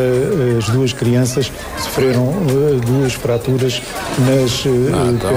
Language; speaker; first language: Portuguese; native; Portuguese